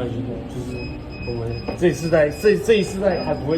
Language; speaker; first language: Chinese; native; Chinese